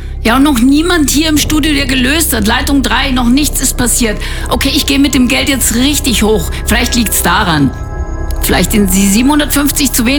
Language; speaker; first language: German; native; German